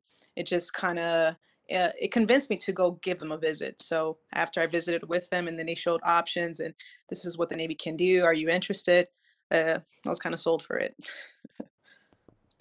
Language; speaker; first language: English; native; English